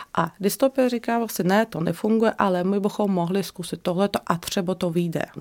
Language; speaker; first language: Czech; non-native, fluent; Russian